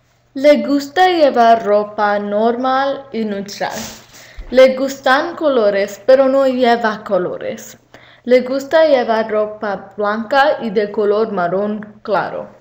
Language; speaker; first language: Spanish; non-native, learner; English